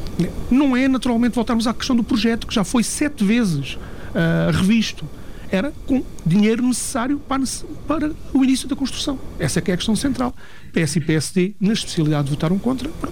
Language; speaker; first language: Portuguese; native; Portuguese